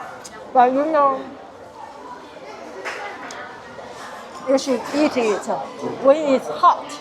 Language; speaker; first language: English; non-native, fluent; Chinese